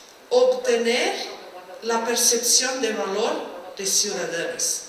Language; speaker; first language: Spanish; non-native, fluent; Portuguese